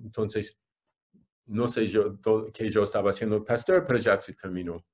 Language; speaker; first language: Spanish; non-native, fluent; English